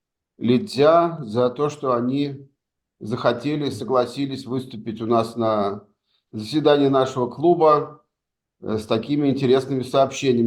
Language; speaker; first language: Russian; native; Russian